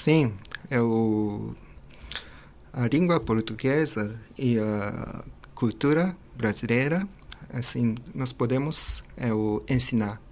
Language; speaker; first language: Portuguese; non-native, fluent; Japanese